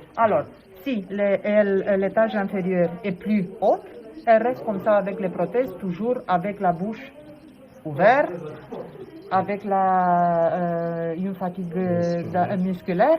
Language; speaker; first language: French; non-native, fluent; Romanian